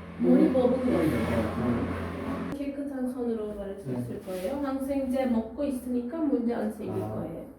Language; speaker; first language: Korean; non-native, fluent; Turkish